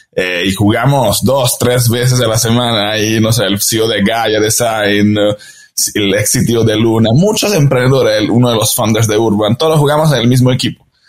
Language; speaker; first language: Spanish; non-native, fluent; Italian